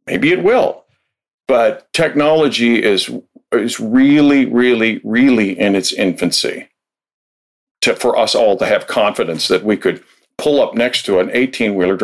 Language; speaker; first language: English; native; English